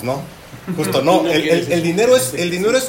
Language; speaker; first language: Spanish; native; Spanish